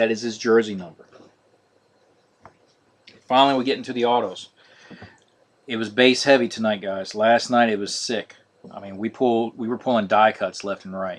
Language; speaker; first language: English; native; English